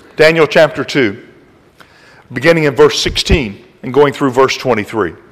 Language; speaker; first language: English; native; English